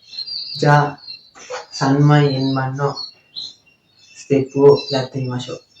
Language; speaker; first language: Japanese; non-native, learner; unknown